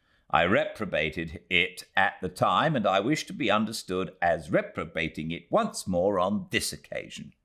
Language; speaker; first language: English; native; English